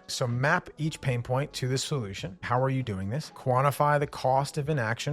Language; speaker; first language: English; native; English